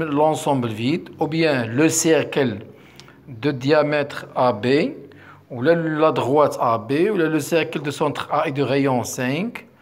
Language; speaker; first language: French; non-native, local second language; Arabic